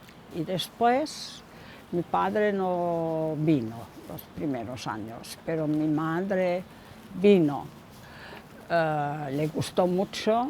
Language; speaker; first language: Spanish; non-native, fluent; German